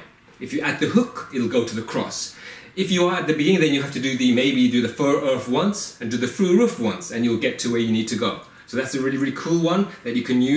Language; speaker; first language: English; native; English